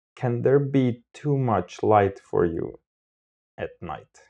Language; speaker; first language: English; non-native, fluent; Romanian